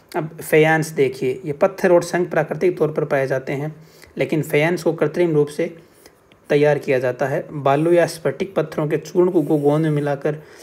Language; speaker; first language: Hindi; native; Hindi